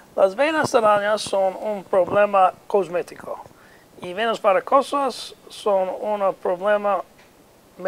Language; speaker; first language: Spanish; non-native, learner; English